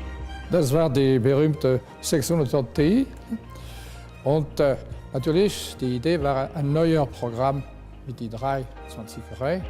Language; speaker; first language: German; non-native, fluent; French